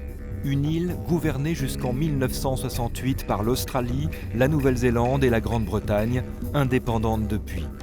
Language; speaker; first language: French; native; French